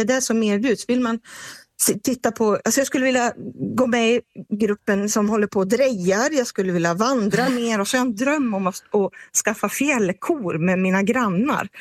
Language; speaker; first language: Swedish; native; Swedish